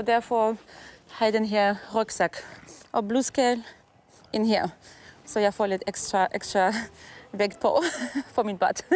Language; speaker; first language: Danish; early bilingual, heritage; Danish